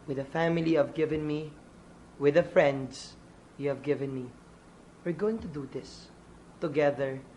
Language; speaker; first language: English; non-native, local second language; Filipino